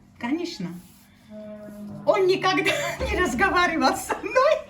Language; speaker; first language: Russian; non-native, local second language; Georgian